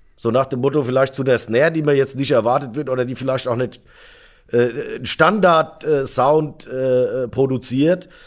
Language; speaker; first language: German; native; German